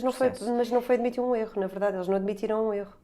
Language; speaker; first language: Portuguese; native; Portuguese